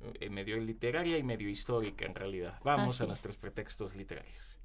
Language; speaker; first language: Spanish; native; Spanish